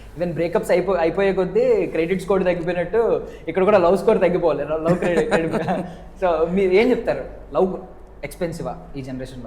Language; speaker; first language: Telugu; native; Telugu